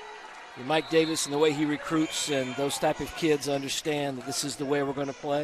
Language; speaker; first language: English; native; English